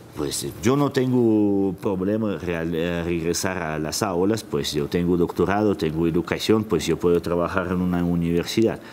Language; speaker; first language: Spanish; non-native, fluent; Russian